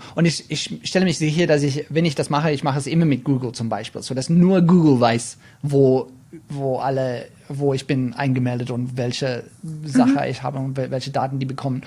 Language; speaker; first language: German; non-native, fluent; English